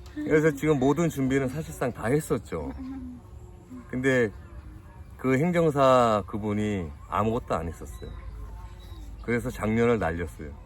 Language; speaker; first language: Korean; native; Korean